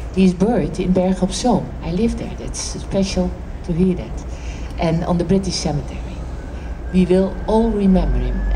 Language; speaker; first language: English; non-native, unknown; Dutch